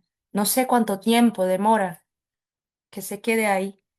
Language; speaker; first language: Spanish; non-native, fluent; Portuguese